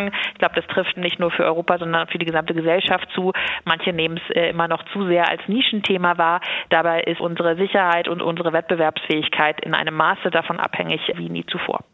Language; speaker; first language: German; native; German